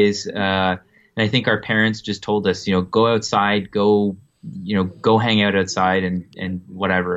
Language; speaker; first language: English; native; English